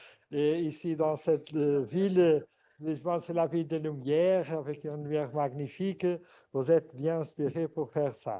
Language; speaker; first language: French; non-native, fluent; Portuguese